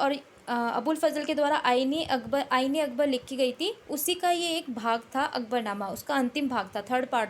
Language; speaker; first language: Hindi; native; Hindi